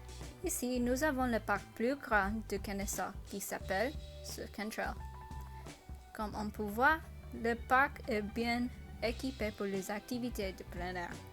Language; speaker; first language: French; non-native, learner; English